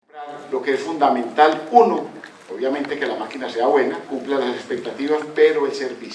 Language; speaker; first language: Spanish; native; Spanish